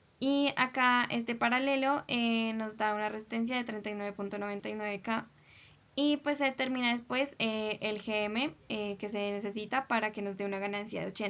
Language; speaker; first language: Spanish; native; Spanish